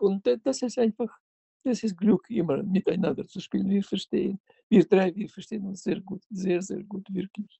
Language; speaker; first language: German; non-native, fluent; Russian